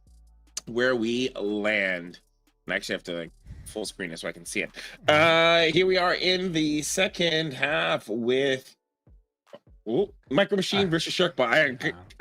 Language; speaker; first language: English; native; English